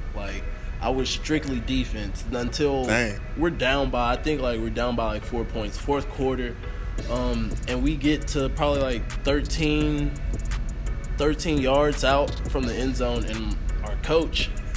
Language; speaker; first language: English; native; English